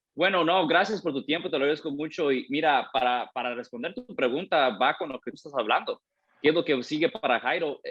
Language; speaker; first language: Spanish; early bilingual, heritage; Spanish